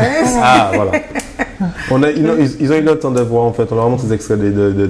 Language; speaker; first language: French; native; French